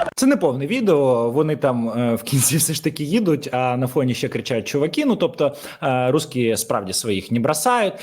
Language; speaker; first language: Ukrainian; native; Ukrainian